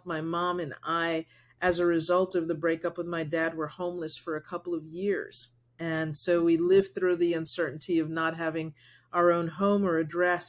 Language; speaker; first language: English; early bilingual, other home language; Spanish